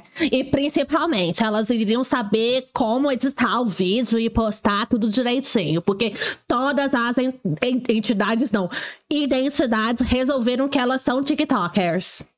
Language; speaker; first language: Portuguese; native; Portuguese